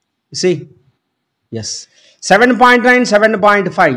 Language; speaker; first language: English; non-native, local second language; Telugu